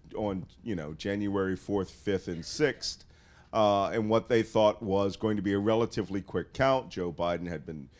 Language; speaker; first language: English; native; English